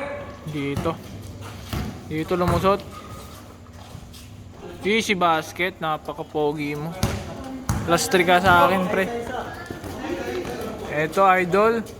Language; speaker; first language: Filipino; non-native, local second language; Bikol